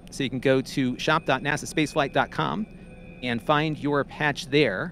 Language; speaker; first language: English; native; English